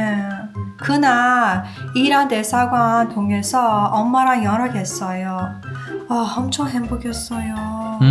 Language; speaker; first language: Korean; non-native, learner; Persian